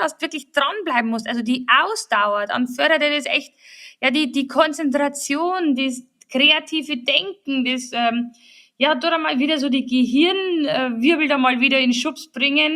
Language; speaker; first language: German; native; German